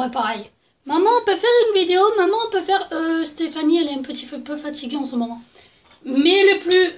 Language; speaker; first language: French; native; French